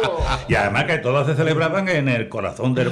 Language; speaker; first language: Spanish; native; Spanish